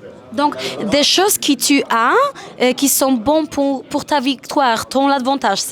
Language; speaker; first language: French; non-native, learner; Polish